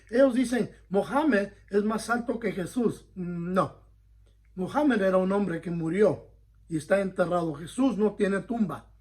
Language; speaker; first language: Spanish; early bilingual, heritage; Spanish